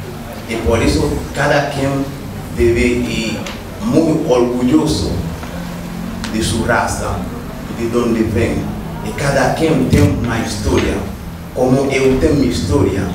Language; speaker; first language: Portuguese; non-native, learner; Haitian Creole